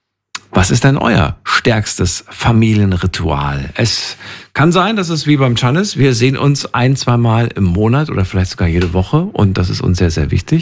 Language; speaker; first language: German; native; German